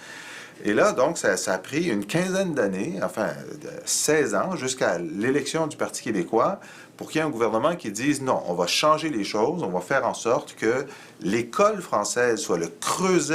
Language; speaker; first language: French; native; French